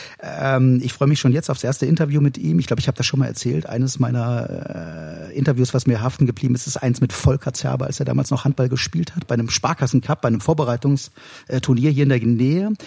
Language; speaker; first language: German; native; German